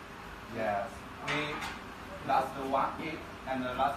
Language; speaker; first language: English; non-native, learner; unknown